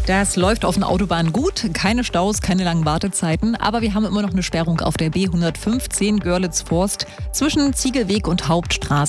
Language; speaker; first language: German; native; German